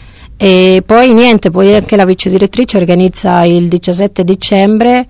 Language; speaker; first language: Italian; non-native, fluent; Spanish